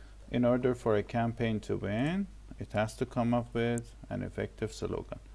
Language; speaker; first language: English; non-native, fluent; Persian